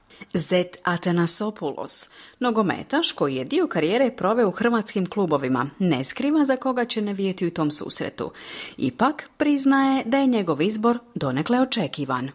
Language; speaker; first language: Croatian; native; Croatian